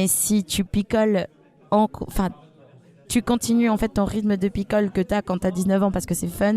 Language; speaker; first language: French; non-native, fluent; Spanish